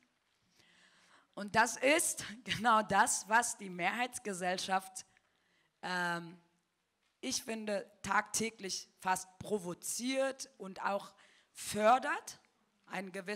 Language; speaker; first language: German; early bilingual, other home language; Turkish